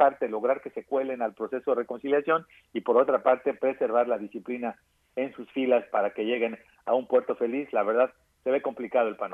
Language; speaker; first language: Spanish; native; Spanish